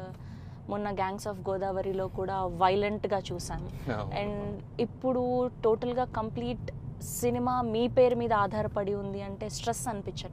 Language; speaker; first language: Telugu; native; Telugu